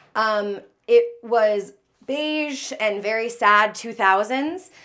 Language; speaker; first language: English; native; English